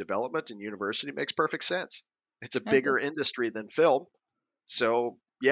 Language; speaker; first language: English; native; English